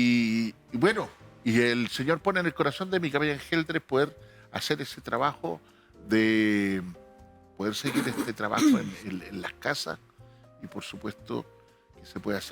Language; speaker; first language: Spanish; native; Spanish